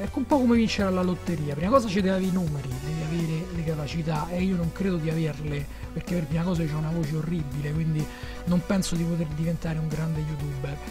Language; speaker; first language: Italian; native; Italian